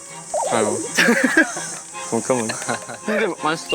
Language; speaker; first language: Korean; non-native, learner; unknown